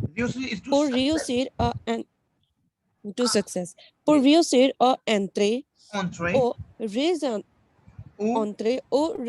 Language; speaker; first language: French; non-native, learner; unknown